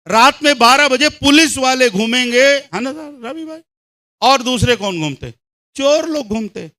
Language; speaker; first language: Hindi; non-native, local second language; Telugu